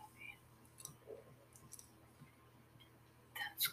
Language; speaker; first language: English; non-native, local second language; Hindi